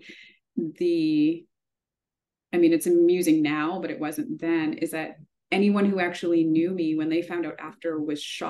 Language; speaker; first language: English; native; English